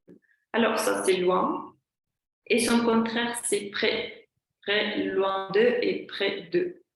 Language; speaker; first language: French; non-native, fluent; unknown